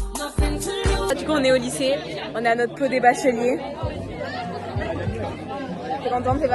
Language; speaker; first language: French; native; French